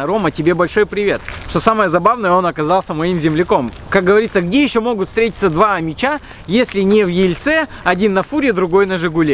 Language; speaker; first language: Russian; native; Russian